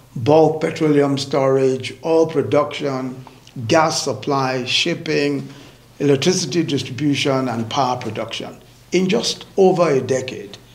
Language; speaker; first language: English; non-native, local second language; Yoruba